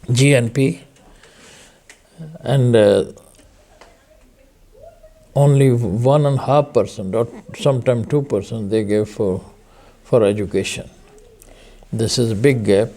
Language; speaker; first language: English; non-native, fluent; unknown